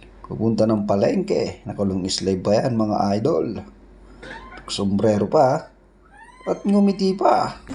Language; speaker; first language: Filipino; native; Filipino